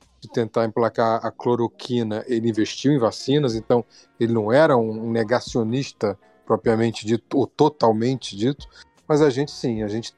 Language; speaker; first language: Portuguese; native; Portuguese